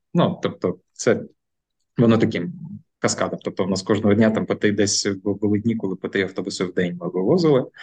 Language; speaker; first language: Ukrainian; non-native, local second language; Russian